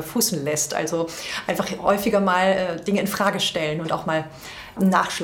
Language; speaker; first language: German; native; German